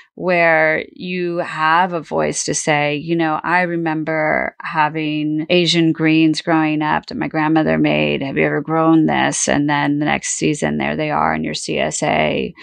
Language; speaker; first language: English; native; English